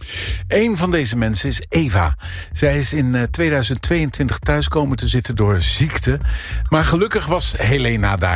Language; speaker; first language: Dutch; native; Dutch